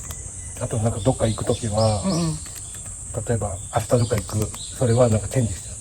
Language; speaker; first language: Japanese; non-native, learner; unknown